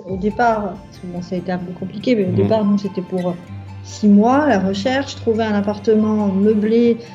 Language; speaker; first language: French; native; French